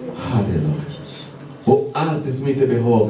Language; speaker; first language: Swedish; non-native, learner; Lingala